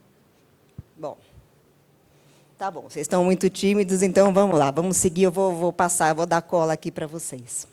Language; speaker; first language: Portuguese; native; Portuguese